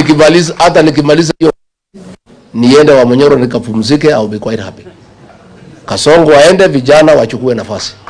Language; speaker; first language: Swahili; non-native, local second language; Kikuyu